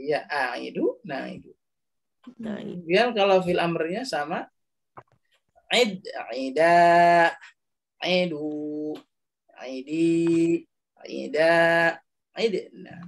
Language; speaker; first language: Arabic; non-native, fluent; Indonesian